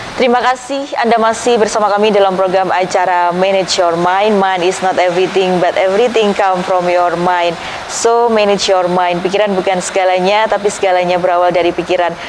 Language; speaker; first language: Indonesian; native; Indonesian